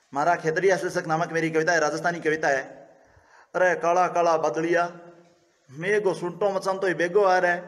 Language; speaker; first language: Hindi; native; Hindi